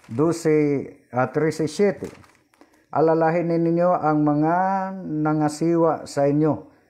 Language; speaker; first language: Filipino; non-native, local second language; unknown